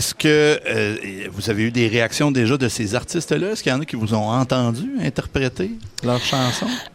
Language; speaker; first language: French; native; French